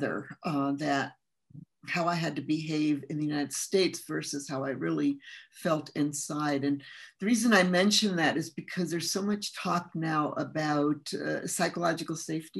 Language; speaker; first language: English; early bilingual, other home language; Spanish